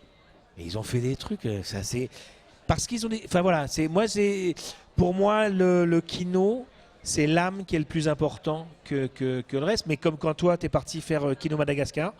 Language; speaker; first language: French; native; French